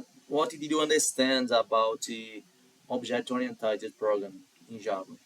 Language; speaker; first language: English; non-native, learner; Portuguese